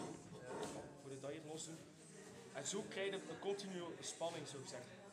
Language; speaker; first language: Dutch; native; Dutch